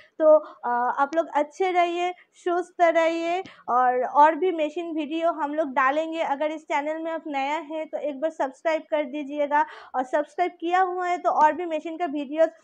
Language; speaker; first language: Hindi; non-native, local second language; Bangla